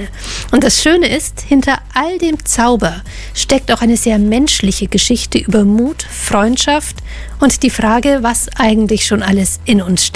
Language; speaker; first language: German; native; German